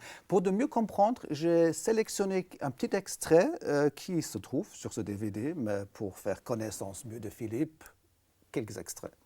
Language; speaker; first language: French; native; French